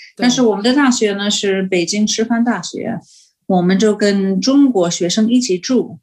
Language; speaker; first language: Chinese; non-native, fluent; English